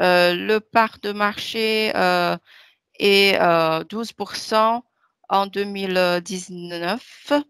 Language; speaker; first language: French; non-native, fluent; Chinese